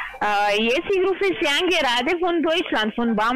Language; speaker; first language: German; non-native, learner; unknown